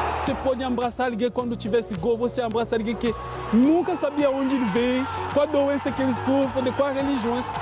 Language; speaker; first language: Portuguese; non-native, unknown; Lingala